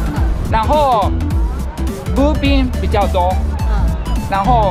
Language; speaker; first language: Chinese; non-native, learner; Japanese